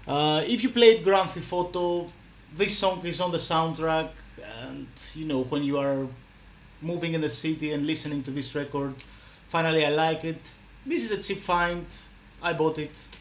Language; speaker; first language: English; non-native, fluent; Greek